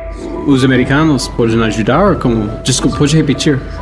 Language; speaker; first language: Portuguese; non-native, fluent; English